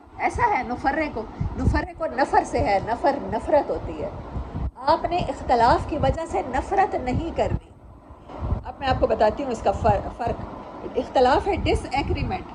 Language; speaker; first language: Urdu; non-native, local second language; Saraiki